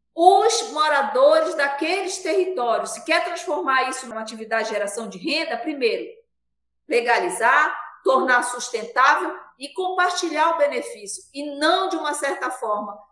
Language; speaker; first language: Portuguese; native; Portuguese